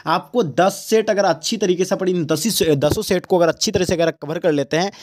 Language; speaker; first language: Hindi; native; Hindi